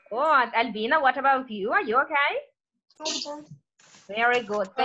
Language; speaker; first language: English; non-native, fluent; Russian